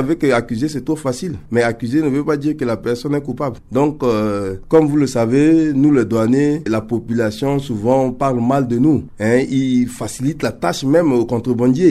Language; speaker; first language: French; non-native, local second language; Sango